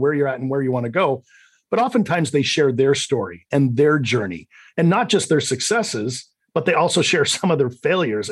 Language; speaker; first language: English; native; English